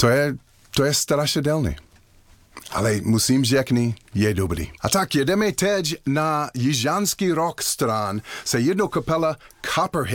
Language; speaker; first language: Czech; non-native, learner; English